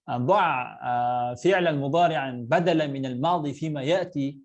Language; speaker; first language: Arabic; non-native, fluent; Kazakh